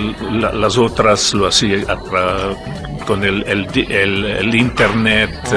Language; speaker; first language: Spanish; non-native, learner; Italian